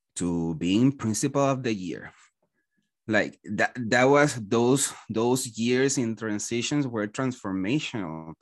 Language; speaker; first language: English; non-native, fluent; Spanish